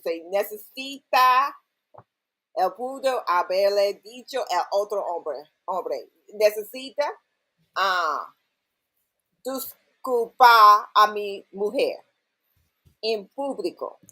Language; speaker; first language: Spanish; non-native, learner; English